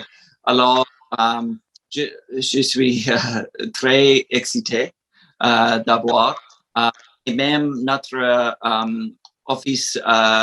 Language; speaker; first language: French; non-native, learner; English